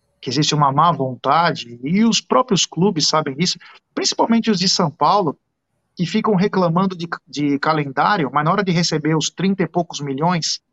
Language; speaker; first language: Portuguese; native; Portuguese